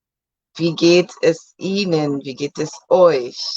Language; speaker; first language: German; non-native, fluent; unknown